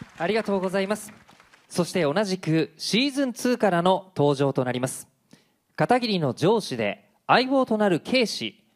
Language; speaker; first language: Japanese; native; Japanese